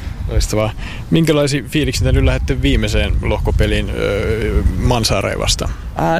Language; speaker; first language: Finnish; native; Finnish